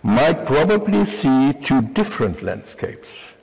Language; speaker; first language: English; non-native, fluent; German